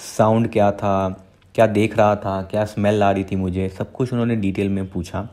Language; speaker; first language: Hindi; non-native, local second language; Gujarati